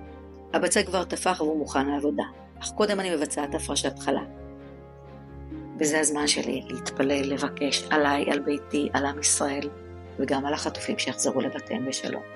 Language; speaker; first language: Hebrew; native; Hebrew